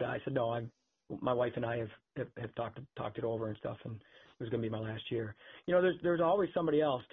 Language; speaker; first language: English; native; English